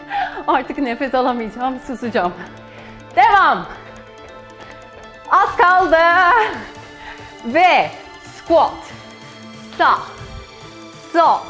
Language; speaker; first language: Turkish; non-native, fluent; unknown